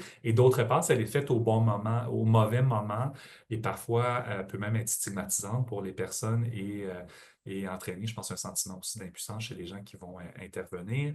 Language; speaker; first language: French; native; French